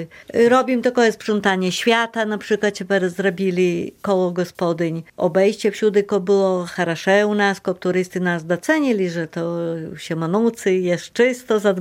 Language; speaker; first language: Polish; non-native, local second language; Belarusian